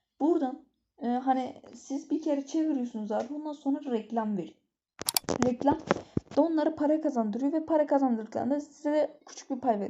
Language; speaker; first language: Turkish; native; Turkish